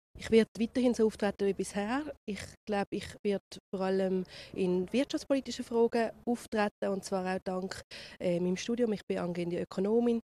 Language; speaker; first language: German; native; German